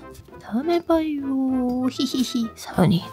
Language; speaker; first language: Korean; non-native, learner; German